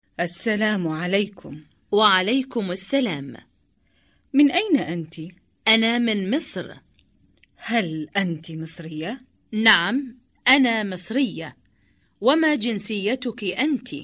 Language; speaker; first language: Arabic; non-native, learner; Indonesian